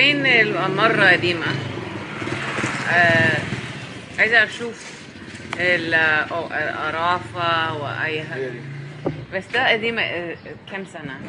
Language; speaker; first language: Arabic; non-native, learner; English